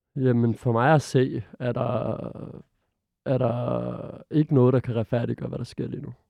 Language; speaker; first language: Danish; early bilingual, other home language; Arabic